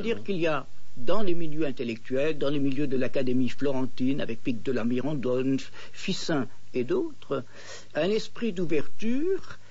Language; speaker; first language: French; native; French